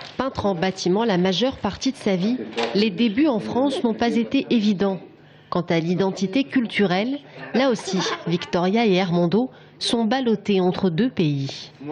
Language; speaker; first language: French; native; French